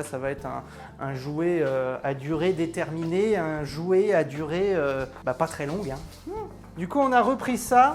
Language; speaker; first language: French; native; French